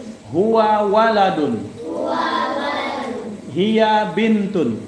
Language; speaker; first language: Arabic; non-native, fluent; Indonesian